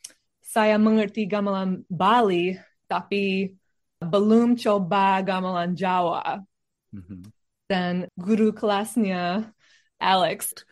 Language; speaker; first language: Indonesian; non-native, learner; English